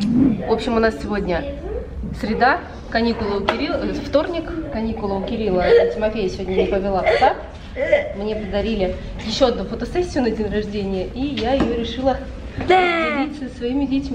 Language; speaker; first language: Russian; native; Russian